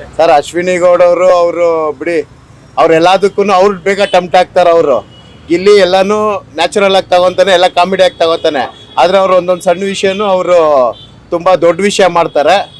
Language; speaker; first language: Kannada; native; Kannada